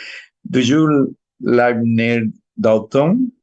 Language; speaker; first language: English; non-native, learner; Spanish